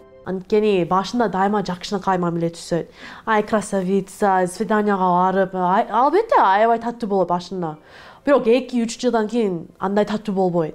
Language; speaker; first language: Kyrgyz; non-native, learner; Korean